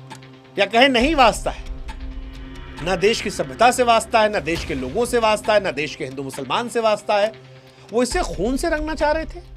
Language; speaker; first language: Hindi; native; Hindi